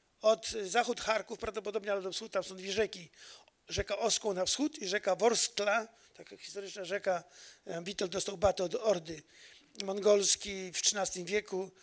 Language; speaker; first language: Polish; native; Polish